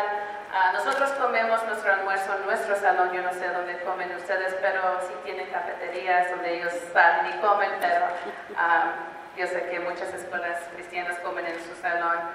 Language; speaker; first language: Spanish; early bilingual, heritage; Spanish